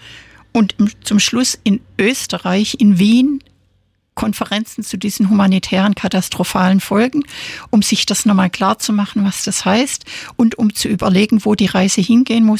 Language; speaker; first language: German; native; German